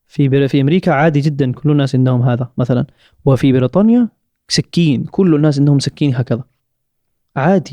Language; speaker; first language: Arabic; non-native, fluent; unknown